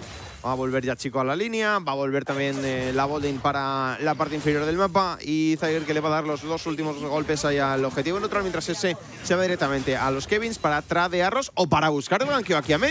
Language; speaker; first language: Spanish; native; Spanish